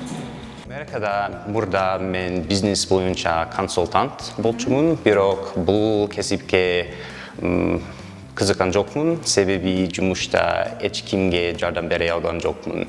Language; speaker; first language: Kyrgyz; non-native, learner; English